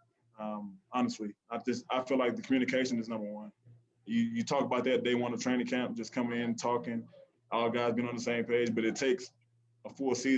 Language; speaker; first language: English; native; English